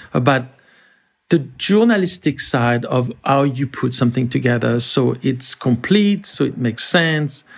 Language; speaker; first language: English; non-native, fluent; French